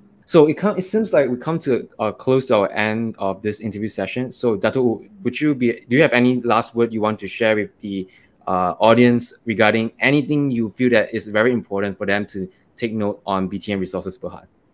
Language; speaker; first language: English; non-native, local second language; Chinese